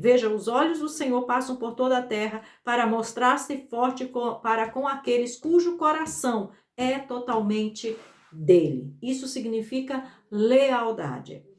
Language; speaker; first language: Portuguese; native; Portuguese